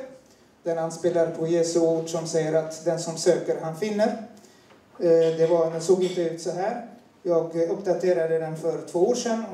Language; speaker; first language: Swedish; non-native, fluent; Turoyo